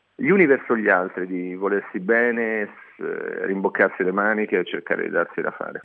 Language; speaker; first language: Italian; native; Italian